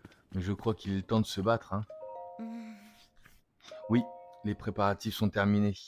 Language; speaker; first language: French; native; French